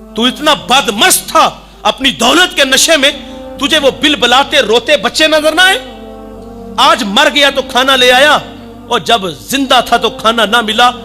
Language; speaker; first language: Urdu; non-native, local second language; Punjabi